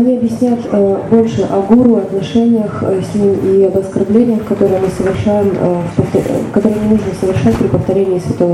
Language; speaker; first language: Russian; native; Russian